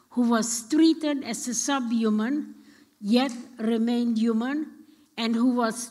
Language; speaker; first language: English; non-native, fluent; Romanian